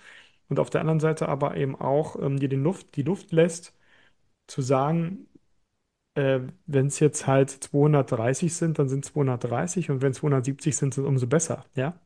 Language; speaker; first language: German; native; German